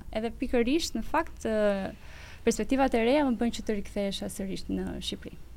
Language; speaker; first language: Albanian; native; Albanian